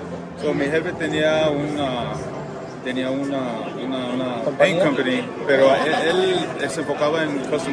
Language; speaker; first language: Spanish; early bilingual, heritage; Spanish